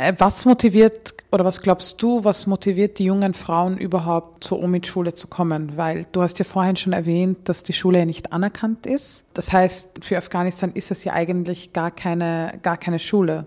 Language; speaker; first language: German; early bilingual, other home language; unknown